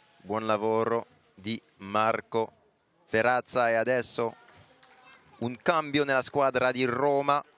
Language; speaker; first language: Italian; non-native, fluent; French